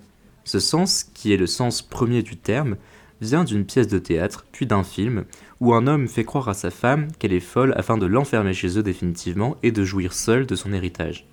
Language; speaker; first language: French; native; French